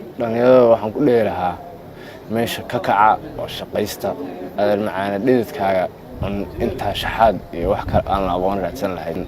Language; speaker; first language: Somali; early bilingual, heritage; Somali